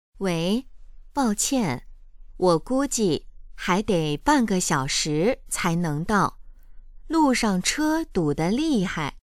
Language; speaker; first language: Chinese; native; Chinese